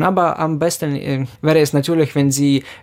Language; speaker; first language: German; non-native, fluent; Ukrainian